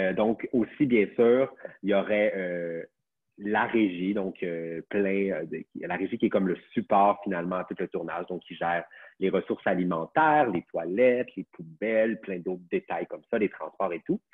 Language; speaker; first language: French; native; French